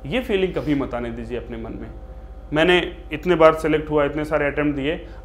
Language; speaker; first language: Hindi; native; Hindi